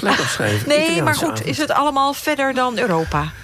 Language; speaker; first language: Dutch; native; Dutch